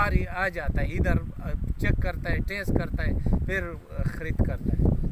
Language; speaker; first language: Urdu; non-native, local second language; Pashto